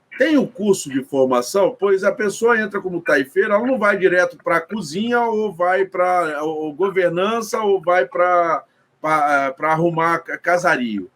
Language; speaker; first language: Portuguese; native; Portuguese